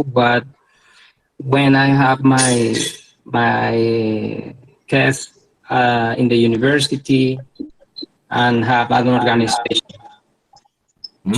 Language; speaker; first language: English; non-native, learner; Spanish